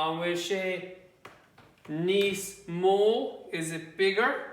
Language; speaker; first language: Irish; non-native, local second language; English